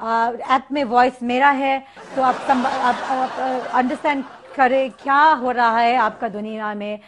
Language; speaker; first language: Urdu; non-native, learner; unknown